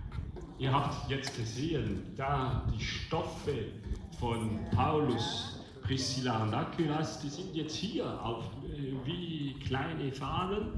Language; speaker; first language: German; non-native, local second language; French